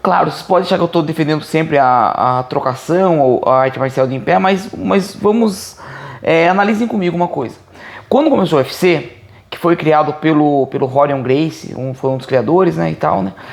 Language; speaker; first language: Portuguese; native; Portuguese